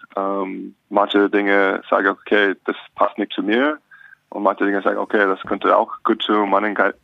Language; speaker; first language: German; non-native, learner; English